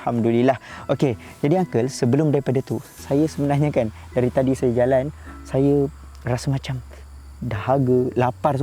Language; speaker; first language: Malay; native; Malay